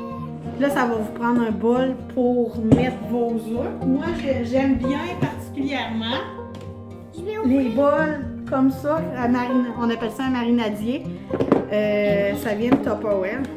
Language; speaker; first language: French; native; French